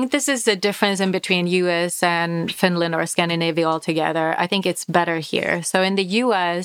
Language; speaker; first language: English; non-native, fluent; Finnish